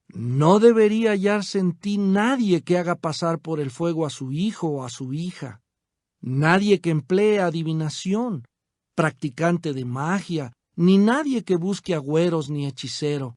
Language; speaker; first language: Spanish; native; Spanish